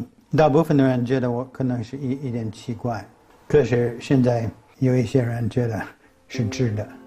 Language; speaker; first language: Chinese; non-native, fluent; English